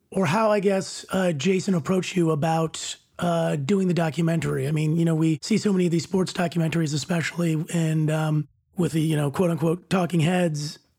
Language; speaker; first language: English; native; English